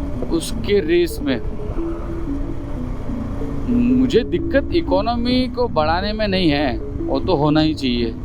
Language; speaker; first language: Hindi; native; Hindi